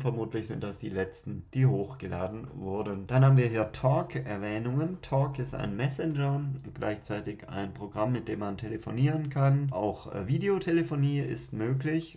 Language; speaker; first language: German; native; German